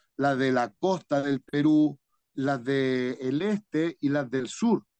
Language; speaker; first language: Spanish; native; Spanish